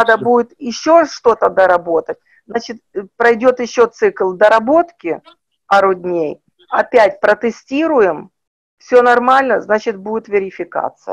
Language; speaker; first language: Russian; native; Russian